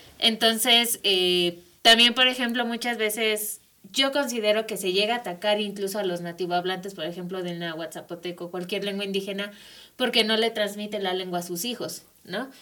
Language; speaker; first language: Spanish; native; Spanish